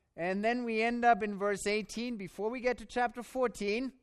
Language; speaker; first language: English; non-native, fluent; German